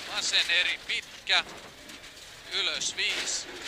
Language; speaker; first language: Finnish; native; Finnish